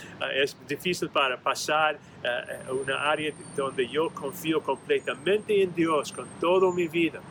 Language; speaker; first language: Spanish; non-native, fluent; English